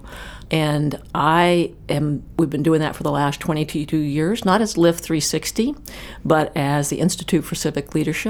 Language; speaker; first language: English; native; English